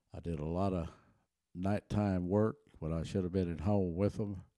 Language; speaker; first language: English; early bilingual, other home language; German